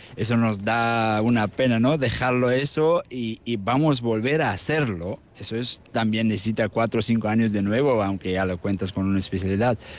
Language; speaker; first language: Spanish; non-native, fluent; Persian